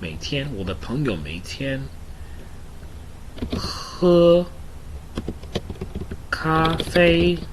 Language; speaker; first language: Chinese; non-native, learner; English